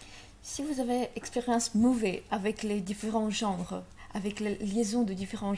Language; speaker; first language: French; non-native, learner; Russian